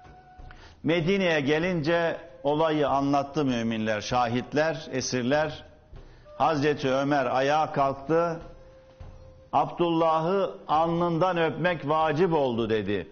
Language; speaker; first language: Turkish; native; Turkish